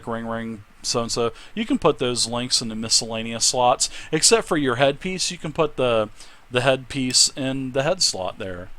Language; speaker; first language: English; native; English